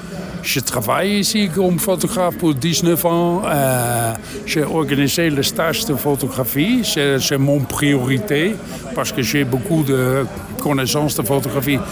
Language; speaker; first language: French; non-native, learner; Dutch